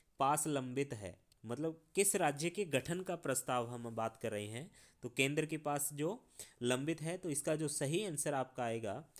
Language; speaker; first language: Hindi; non-native, local second language; Punjabi